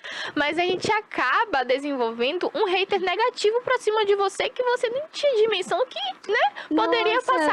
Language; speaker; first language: Portuguese; native; Portuguese